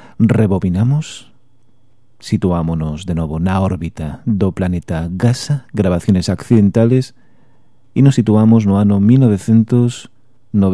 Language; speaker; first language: Galician; native; Galician